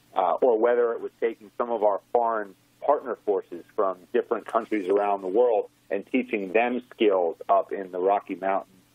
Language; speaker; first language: English; native; English